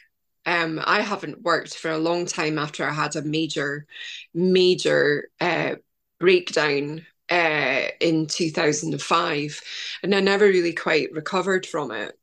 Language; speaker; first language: English; native; English